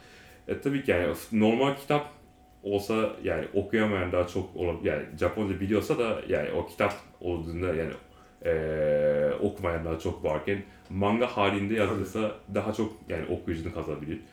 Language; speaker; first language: Turkish; non-native, learner; Japanese